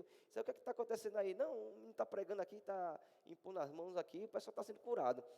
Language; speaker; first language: Portuguese; native; Portuguese